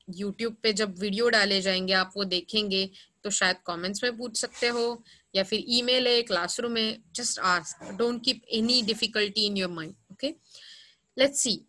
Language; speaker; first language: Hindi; non-native, local second language; Marathi